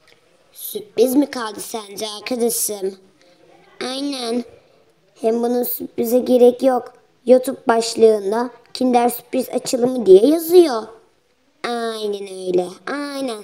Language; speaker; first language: Turkish; native; Turkish